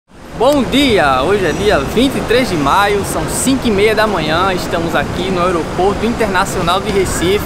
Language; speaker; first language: Portuguese; native; Portuguese